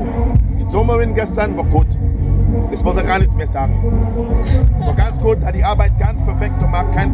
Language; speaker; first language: German; non-native, fluent; English